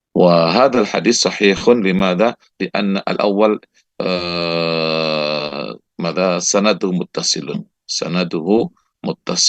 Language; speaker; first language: Arabic; non-native, fluent; Indonesian